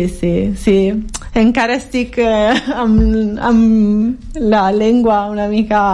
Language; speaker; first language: Catalan; non-native, fluent; Italian